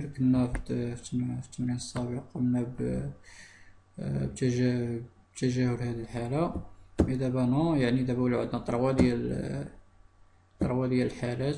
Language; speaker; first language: Arabic; native; Arabic